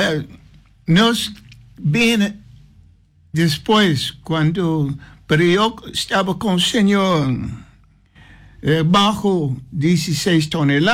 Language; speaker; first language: Spanish; non-native, learner; English